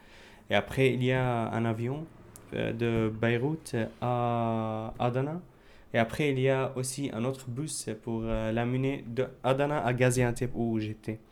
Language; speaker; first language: French; non-native, fluent; Arabic